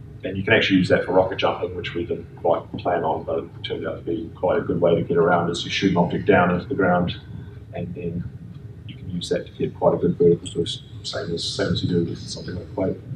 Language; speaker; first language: English; native; English